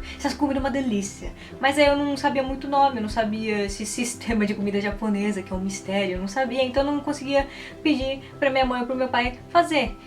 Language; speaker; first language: Portuguese; early bilingual, heritage; Portuguese